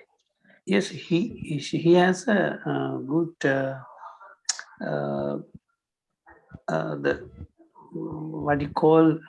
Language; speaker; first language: English; non-native, learner; Sinhala